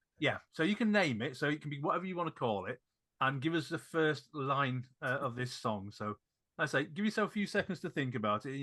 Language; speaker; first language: English; native; English